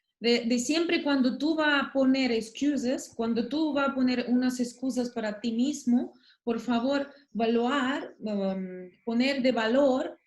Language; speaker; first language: Spanish; non-native, learner; Russian